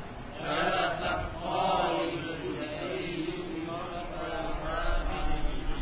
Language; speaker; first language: Arabic; non-native, learner; Indonesian